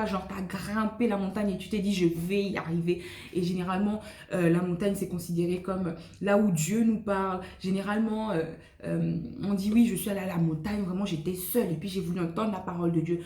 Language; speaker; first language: French; native; French